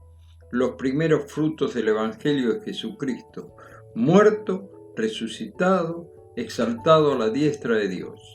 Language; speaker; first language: Spanish; native; Spanish